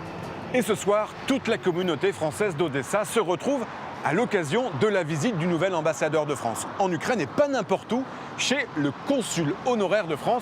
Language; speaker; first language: French; native; French